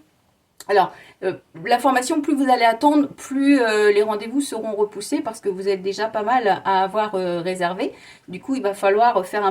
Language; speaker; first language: French; native; French